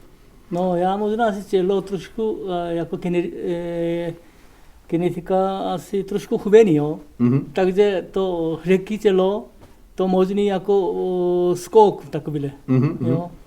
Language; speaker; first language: Czech; non-native, learner; Korean